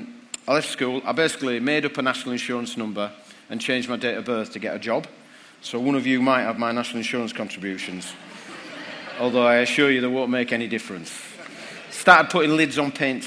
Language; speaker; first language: English; native; English